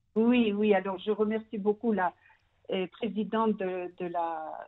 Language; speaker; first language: French; native; French